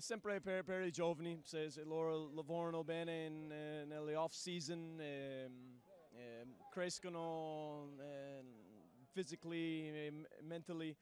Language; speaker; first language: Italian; non-native, learner; English